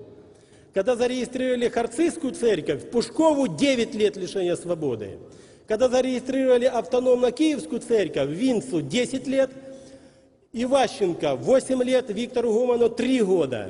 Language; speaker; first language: Russian; native; Russian